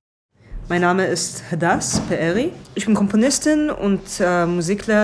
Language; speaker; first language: German; non-native, fluent; Hebrew